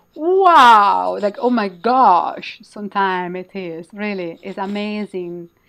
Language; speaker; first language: English; non-native, learner; Italian